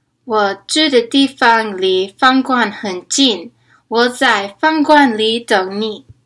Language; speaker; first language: Chinese; non-native, learner; English